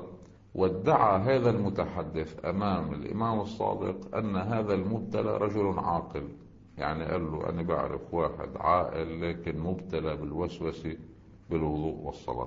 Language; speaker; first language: Arabic; native; Arabic